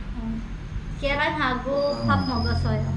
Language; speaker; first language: Korean; non-native, learner; Filipino